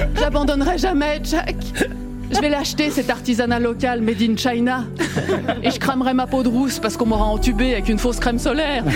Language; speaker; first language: French; native; French